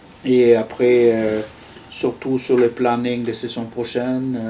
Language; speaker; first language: French; non-native, fluent; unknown